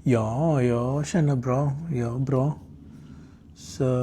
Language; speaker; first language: Swedish; non-native, learner; Malayalam